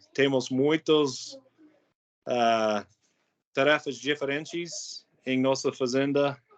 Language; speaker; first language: Portuguese; non-native, learner; English